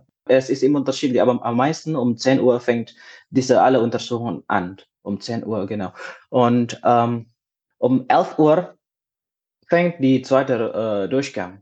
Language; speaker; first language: German; non-native, fluent; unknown